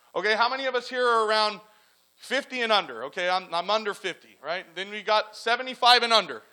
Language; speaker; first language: English; native; English